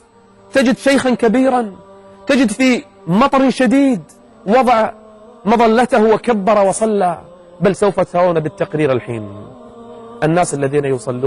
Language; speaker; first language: Arabic; native; Arabic